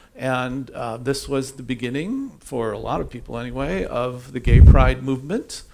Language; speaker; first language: English; native; English